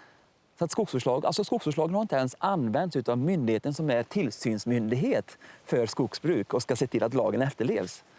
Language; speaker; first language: Swedish; native; Swedish